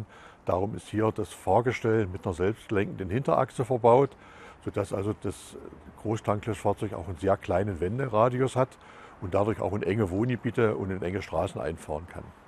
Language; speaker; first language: German; native; German